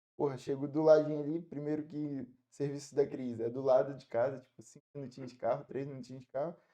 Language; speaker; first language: Portuguese; native; Portuguese